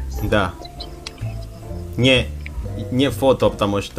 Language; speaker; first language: Russian; non-native, learner; Indonesian